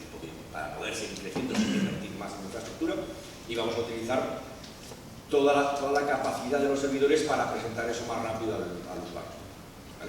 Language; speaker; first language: Spanish; native; Spanish